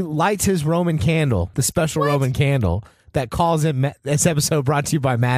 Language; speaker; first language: English; native; English